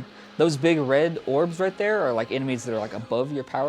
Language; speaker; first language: English; native; English